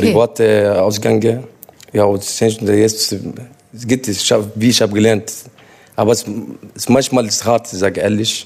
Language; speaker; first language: German; non-native, learner; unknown